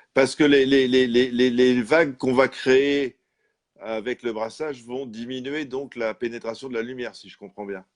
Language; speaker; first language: French; native; French